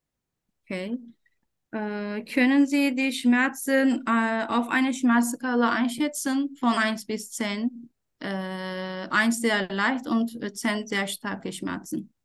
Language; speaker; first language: German; non-native, fluent; Turkish